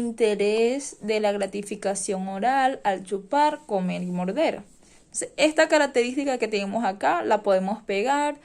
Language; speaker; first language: Spanish; native; Spanish